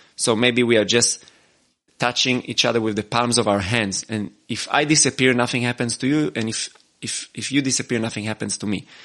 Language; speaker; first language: English; non-native, fluent; Hebrew